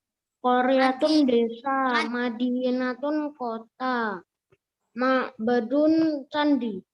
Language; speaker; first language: Arabic; non-native, learner; Indonesian